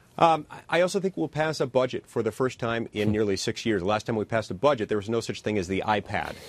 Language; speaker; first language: English; native; English